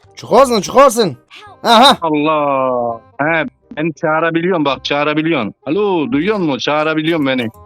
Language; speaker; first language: Turkish; early bilingual, heritage; Turkish